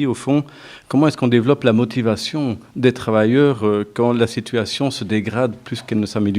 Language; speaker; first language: French; native; French